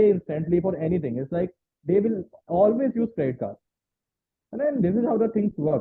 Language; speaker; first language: English; non-native, local second language; Hindi